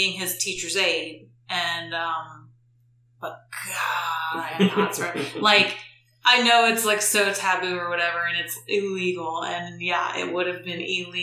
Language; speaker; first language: English; native; English